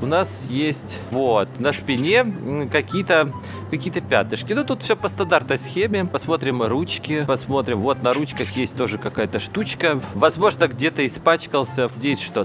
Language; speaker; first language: Russian; native; Russian